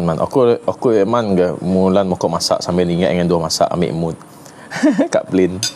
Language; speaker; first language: Malay; non-native, local second language; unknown